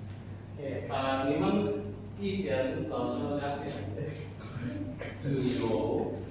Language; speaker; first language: Chinese; non-native, learner; Indonesian